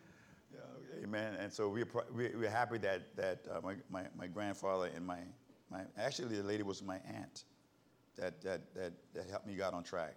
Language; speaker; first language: English; native; English